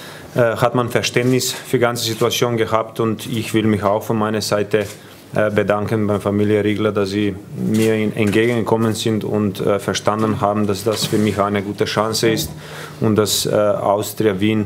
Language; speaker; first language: German; non-native, fluent; Croatian